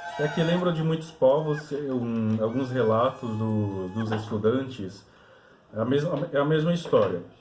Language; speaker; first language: Portuguese; non-native, local second language; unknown